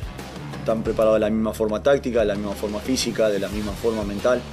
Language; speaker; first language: Spanish; native; Spanish